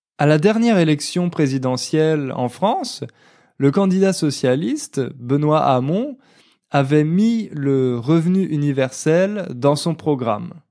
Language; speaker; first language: French; native; French